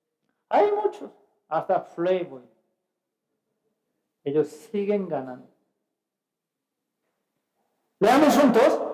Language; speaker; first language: Spanish; non-native, fluent; Korean